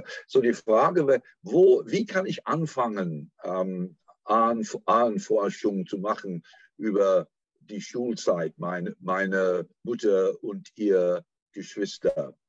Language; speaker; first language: German; non-native, learner; English